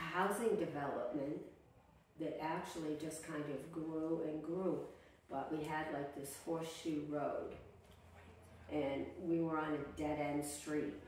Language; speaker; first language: English; native; English